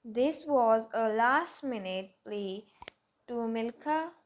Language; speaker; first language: English; non-native, local second language; Punjabi